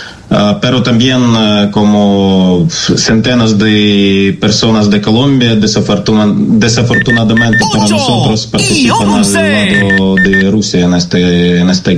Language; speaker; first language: Spanish; non-native, learner; Ukrainian